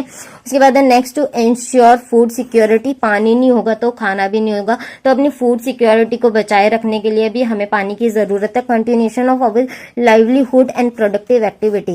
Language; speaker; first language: Hindi; native; Hindi